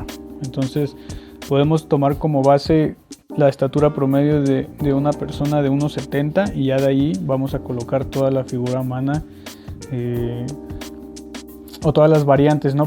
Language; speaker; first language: Spanish; native; Spanish